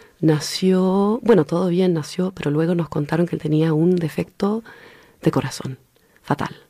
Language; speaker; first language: Spanish; early bilingual, heritage; Spanish